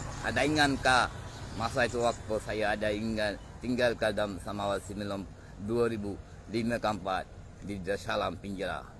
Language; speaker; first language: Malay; non-native, learner; Bangla